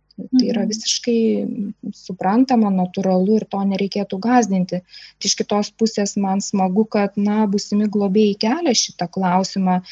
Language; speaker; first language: Lithuanian; native; Lithuanian